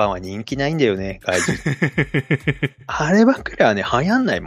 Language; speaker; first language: Japanese; native; Japanese